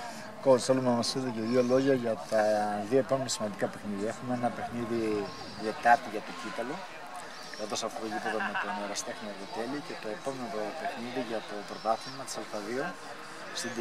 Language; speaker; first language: Greek; native; Greek